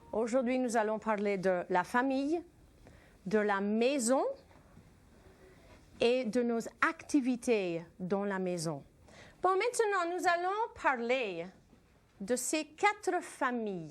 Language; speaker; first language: French; non-native, fluent; English